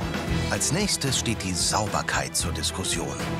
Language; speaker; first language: German; native; German